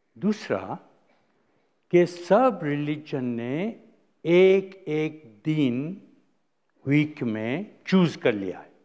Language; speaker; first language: Hindi; non-native, fluent; Gujarati